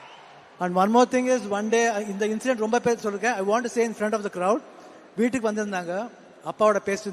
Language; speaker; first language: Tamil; non-native, local second language; Kannada